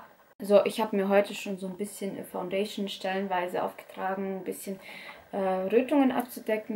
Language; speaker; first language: German; early bilingual, other home language; Russian